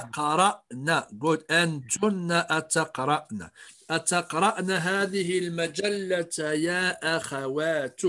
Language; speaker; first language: Arabic; non-native, fluent; English